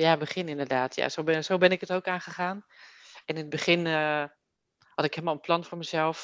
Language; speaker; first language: Dutch; native; Dutch